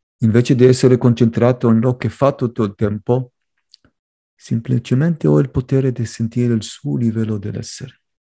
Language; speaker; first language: Italian; non-native, fluent; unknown